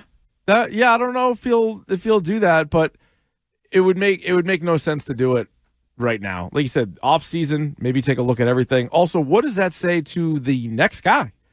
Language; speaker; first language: English; native; English